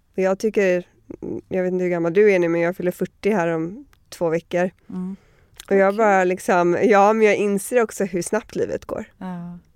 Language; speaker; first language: Swedish; early bilingual, heritage; Swedish